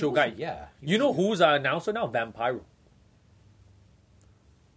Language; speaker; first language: English; non-native, fluent; Indonesian